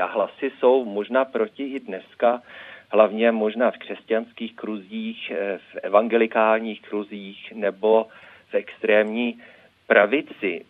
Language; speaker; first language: Czech; non-native, fluent; Norwegian